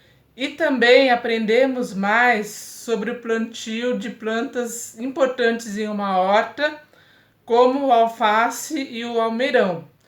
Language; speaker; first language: Portuguese; native; Portuguese